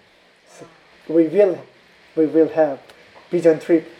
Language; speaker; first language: English; non-native, fluent; Korean